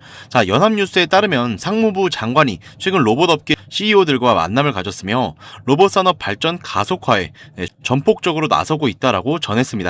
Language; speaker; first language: Korean; native; Korean